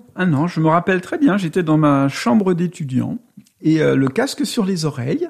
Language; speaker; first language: French; native; French